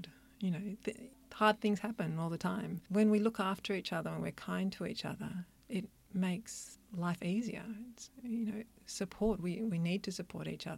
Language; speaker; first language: English; native; English